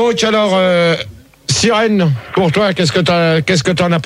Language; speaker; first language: French; native; French